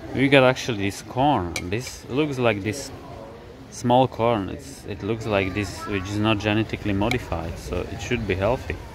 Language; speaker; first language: English; non-native, fluent; Slovak